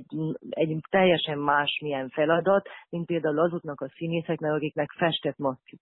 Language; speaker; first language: Hungarian; native; Hungarian